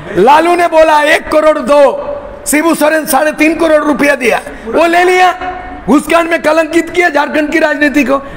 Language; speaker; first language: Hindi; non-native, local second language; Santali